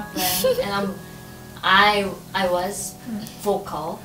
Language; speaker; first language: English; non-native, learner; Korean